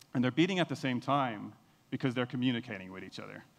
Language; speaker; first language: English; native; English